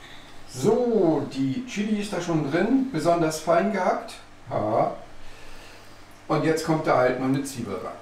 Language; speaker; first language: German; native; German